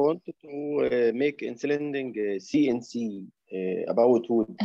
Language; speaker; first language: English; non-native, learner; Arabic